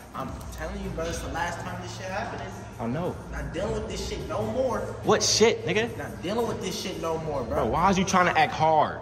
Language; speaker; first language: English; native; English